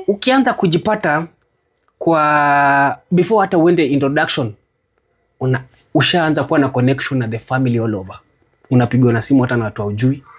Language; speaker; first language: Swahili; native; Swahili